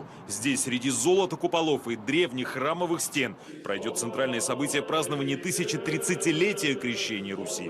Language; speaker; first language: Russian; native; Russian